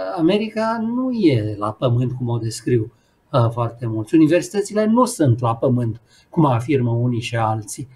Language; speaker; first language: Romanian; native; Romanian